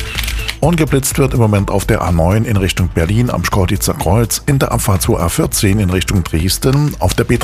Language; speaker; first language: German; native; German